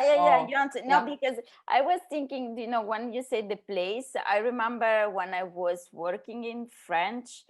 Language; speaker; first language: English; non-native, learner; Italian